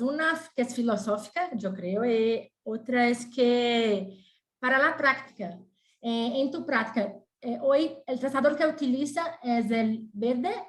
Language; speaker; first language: Spanish; non-native, fluent; Portuguese